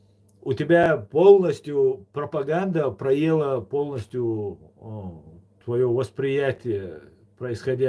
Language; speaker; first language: Russian; non-native, local second language; Chechen